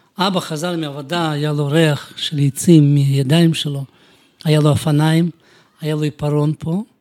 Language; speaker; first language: Hebrew; non-native, fluent; Russian